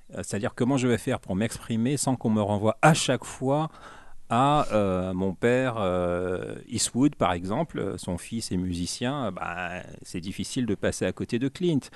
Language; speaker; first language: French; native; French